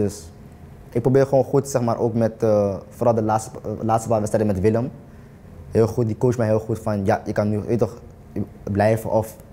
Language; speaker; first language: Dutch; native; Dutch